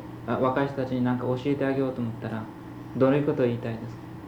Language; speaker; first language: Japanese; early bilingual, heritage; Japanese